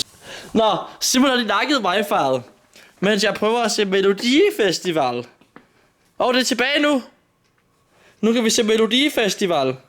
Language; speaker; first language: Danish; native; Danish